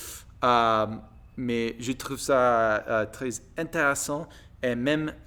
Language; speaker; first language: French; non-native, learner; English